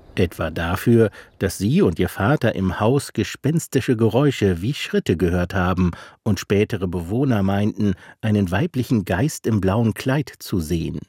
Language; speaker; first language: German; native; German